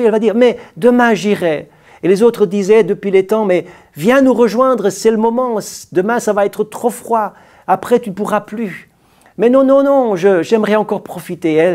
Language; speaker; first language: French; native; French